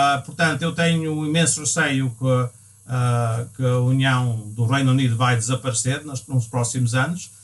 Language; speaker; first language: Portuguese; early bilingual, other home language; English